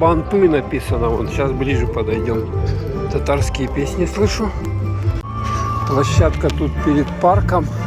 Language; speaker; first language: Russian; native; Russian